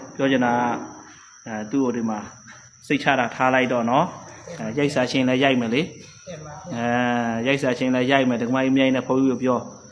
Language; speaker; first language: Burmese; native; Burmese